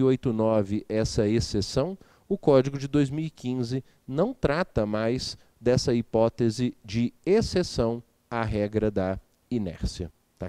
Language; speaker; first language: Portuguese; native; Portuguese